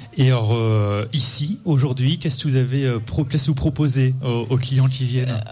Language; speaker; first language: French; native; French